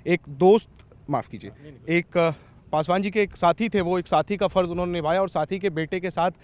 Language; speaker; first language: Hindi; native; Hindi